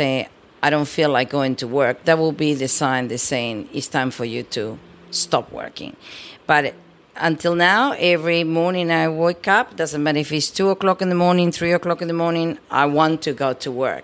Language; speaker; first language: English; non-native, fluent; Spanish